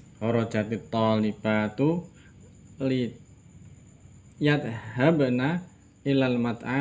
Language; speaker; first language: Arabic; non-native, fluent; Indonesian